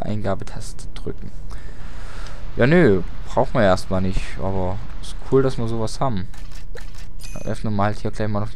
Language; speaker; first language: German; native; German